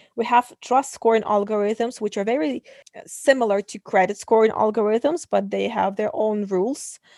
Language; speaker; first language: English; non-native, fluent; Russian